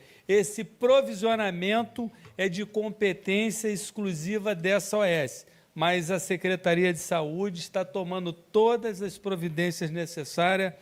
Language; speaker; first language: Portuguese; native; Portuguese